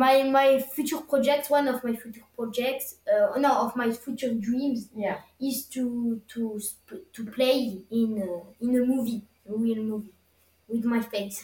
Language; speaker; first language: English; non-native, learner; French